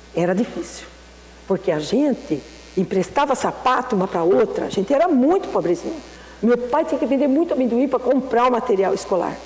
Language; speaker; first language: Portuguese; native; Portuguese